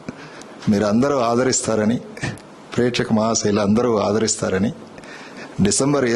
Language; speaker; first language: Telugu; native; Telugu